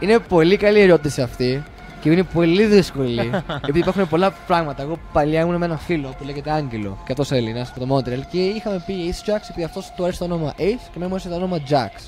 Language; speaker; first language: Greek; early bilingual, heritage; English